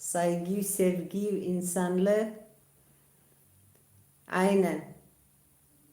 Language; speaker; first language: Turkish; non-native, local second language; Kurdish